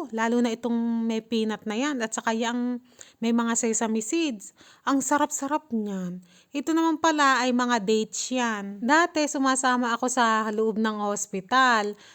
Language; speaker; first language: Filipino; native; Filipino